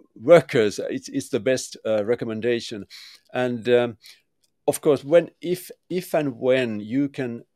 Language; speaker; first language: English; non-native, fluent; Finnish